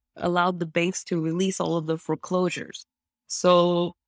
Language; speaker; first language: English; early bilingual, other home language; Russian